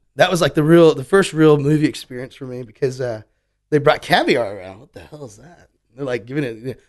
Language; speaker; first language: English; native; English